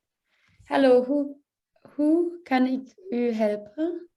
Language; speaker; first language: Dutch; non-native, learner; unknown